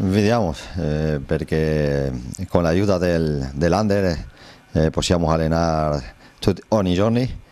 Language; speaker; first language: Italian; non-native, learner; Spanish